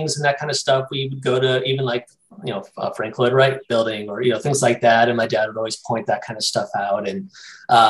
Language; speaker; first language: English; native; English